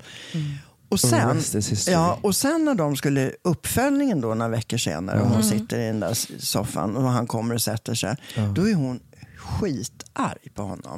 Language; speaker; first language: Swedish; native; Swedish